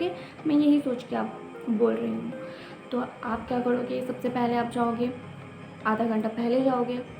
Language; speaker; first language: Hindi; non-native, local second language; Bangla